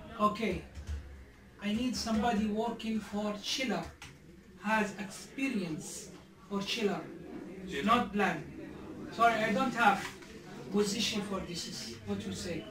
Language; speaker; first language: English; non-native, learner; Arabic